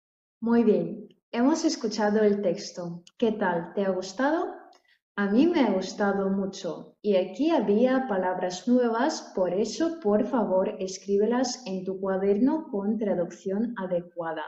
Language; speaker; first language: Spanish; non-native, fluent; Russian